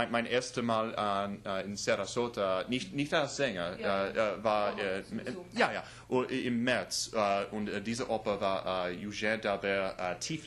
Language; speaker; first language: German; non-native, learner; English